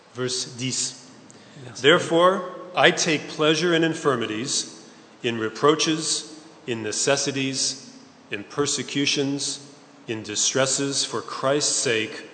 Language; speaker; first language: English; native; English